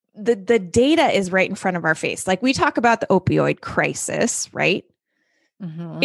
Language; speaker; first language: English; native; English